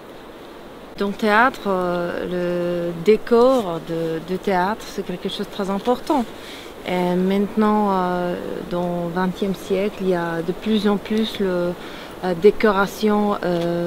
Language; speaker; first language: French; non-native, fluent; Polish